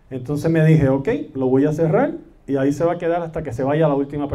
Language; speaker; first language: Spanish; native; Spanish